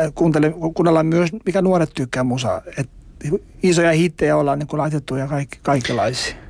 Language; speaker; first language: Finnish; non-native, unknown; Albanian